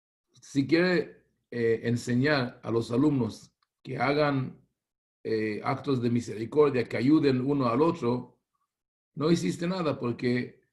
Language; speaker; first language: Spanish; non-native, fluent; Hebrew